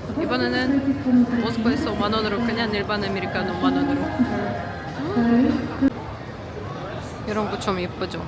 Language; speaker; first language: Korean; non-native, learner; Russian